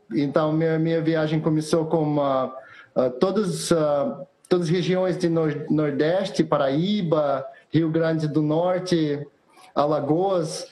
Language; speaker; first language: Portuguese; non-native, fluent; Russian